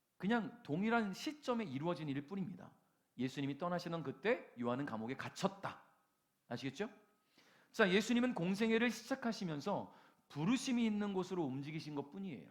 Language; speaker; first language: Korean; native; Korean